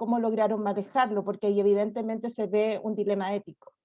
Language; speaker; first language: Spanish; native; Spanish